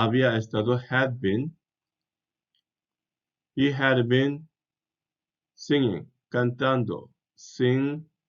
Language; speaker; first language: Spanish; non-native, fluent; English